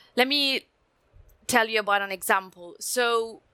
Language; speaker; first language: English; non-native, fluent; Italian